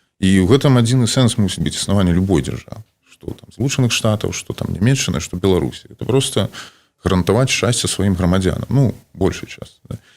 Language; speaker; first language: Belarusian; non-native, local second language; Russian